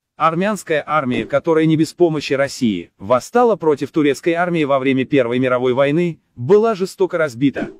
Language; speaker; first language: Russian; non-native, local second language; Azerbaijani